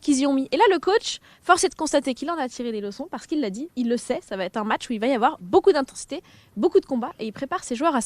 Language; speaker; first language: French; native; French